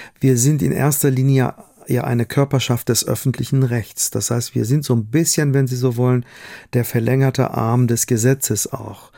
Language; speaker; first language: German; non-native, fluent; Persian